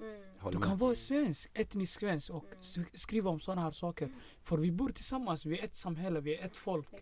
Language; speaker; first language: Swedish; non-native, fluent; Somali